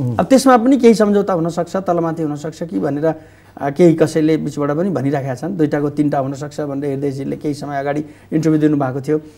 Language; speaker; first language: Nepali; non-native, local second language; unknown